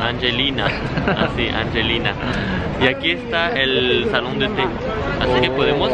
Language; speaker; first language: Spanish; non-native, fluent; French